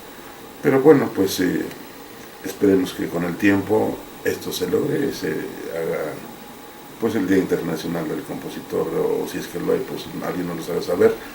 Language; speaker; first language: Spanish; native; Spanish